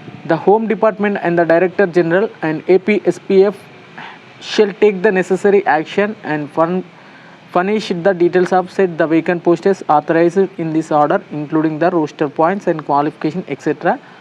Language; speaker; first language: English; non-native, local second language; Telugu